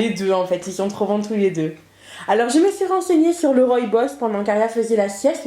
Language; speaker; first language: French; native; French